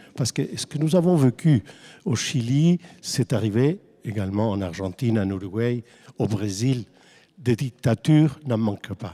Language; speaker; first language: French; non-native, fluent; Spanish